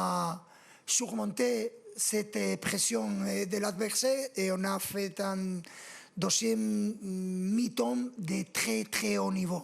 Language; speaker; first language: French; non-native, fluent; Spanish